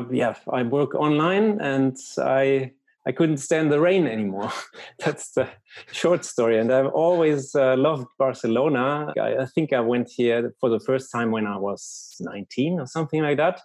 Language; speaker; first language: English; non-native, fluent; German